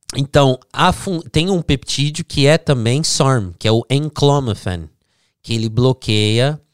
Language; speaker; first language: Portuguese; early bilingual, heritage; English